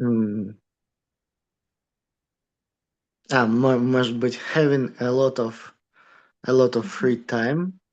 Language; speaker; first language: English; non-native, learner; Russian